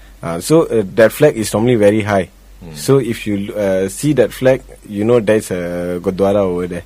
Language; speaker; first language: English; native; English